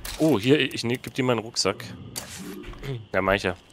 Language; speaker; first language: German; native; German